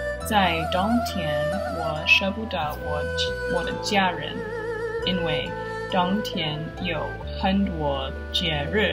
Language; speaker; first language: Chinese; non-native, learner; English